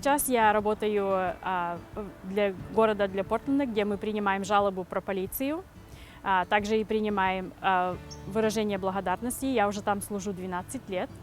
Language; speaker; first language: Russian; early bilingual, heritage; Russian